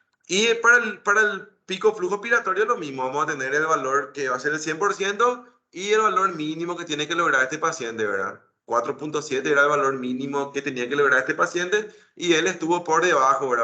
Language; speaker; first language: Spanish; native; Spanish